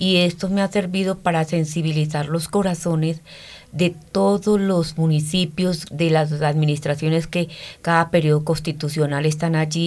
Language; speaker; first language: Spanish; native; Spanish